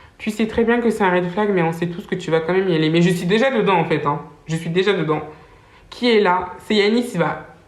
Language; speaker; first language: French; early bilingual, other home language; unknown